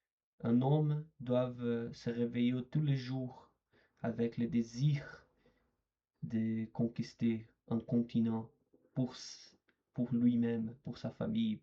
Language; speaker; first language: French; non-native, learner; Portuguese